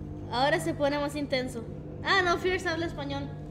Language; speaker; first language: Spanish; native; Spanish